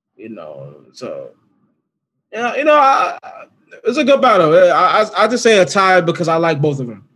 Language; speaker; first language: English; native; English